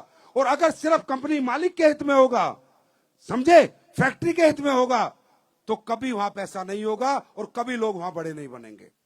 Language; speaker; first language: Hindi; native; Hindi